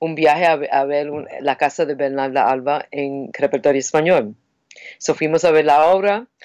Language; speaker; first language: Spanish; non-native, fluent; English